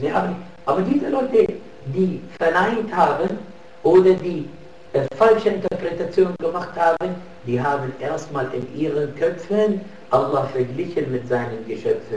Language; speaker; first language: German; non-native, fluent; Arabic